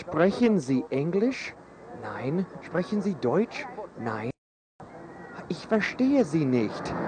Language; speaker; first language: German; non-native, fluent; English